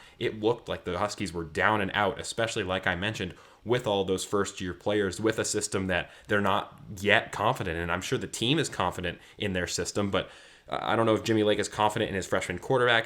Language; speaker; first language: English; native; English